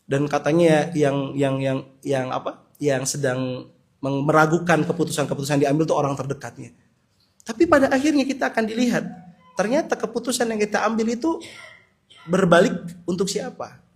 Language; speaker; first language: Indonesian; native; Indonesian